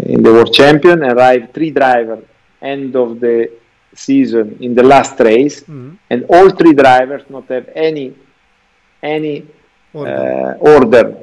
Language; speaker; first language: English; non-native, learner; Italian